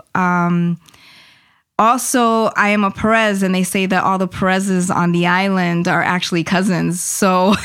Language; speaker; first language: English; early bilingual, other home language; Spanish